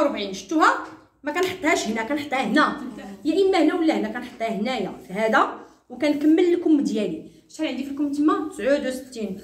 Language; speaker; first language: Arabic; native; Arabic